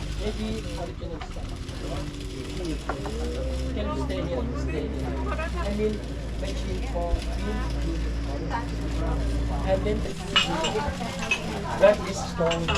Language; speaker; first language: English; non-native, learner; Thai